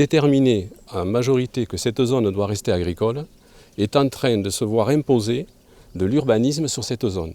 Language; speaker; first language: French; native; French